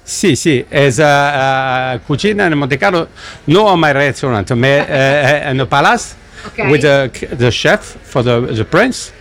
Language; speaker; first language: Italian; non-native, learner; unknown